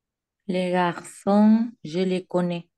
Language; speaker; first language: French; non-native, learner; Spanish